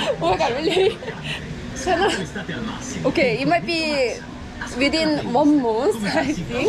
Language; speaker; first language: English; non-native, learner; Korean